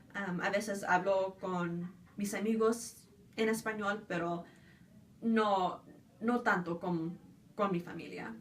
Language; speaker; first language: Spanish; early bilingual, other home language; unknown